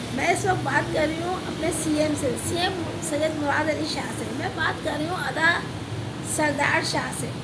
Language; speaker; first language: Urdu; native; Urdu